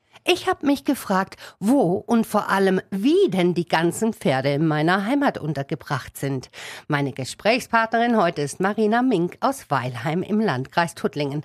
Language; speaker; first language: German; native; German